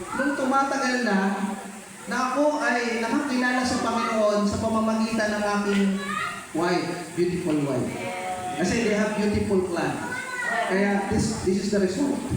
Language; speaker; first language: Filipino; native; Filipino